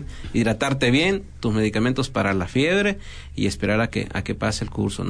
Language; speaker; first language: Spanish; native; Spanish